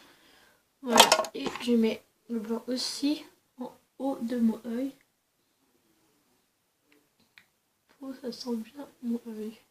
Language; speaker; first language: French; early bilingual, other home language; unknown